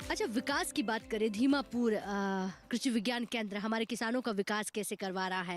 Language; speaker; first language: Hindi; native; Hindi